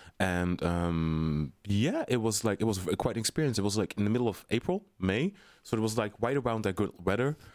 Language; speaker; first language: English; non-native, fluent; Dutch